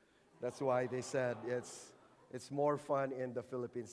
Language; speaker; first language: English; non-native, local second language; Filipino